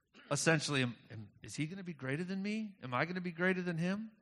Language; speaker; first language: English; native; English